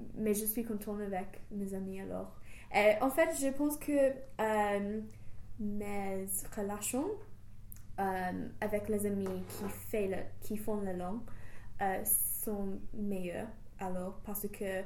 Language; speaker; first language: French; non-native, fluent; English